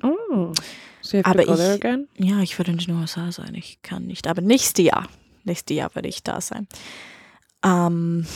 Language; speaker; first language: German; non-native, learner; English